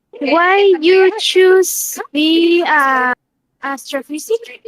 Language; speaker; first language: English; non-native, learner; Spanish